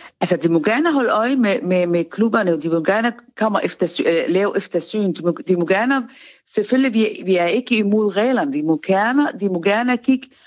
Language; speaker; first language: Danish; non-native, fluent; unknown